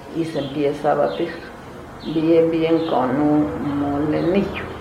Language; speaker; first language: Spanish; native; Spanish